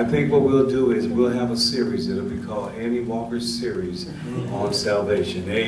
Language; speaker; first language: English; native; English